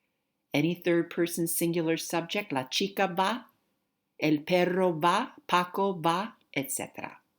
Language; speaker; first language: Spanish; non-native, fluent; English